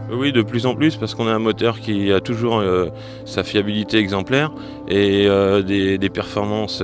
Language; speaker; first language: French; native; French